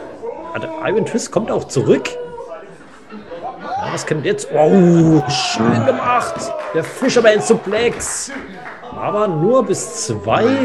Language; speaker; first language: German; native; German